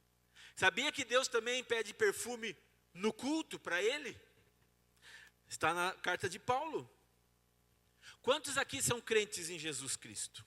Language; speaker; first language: Portuguese; native; Portuguese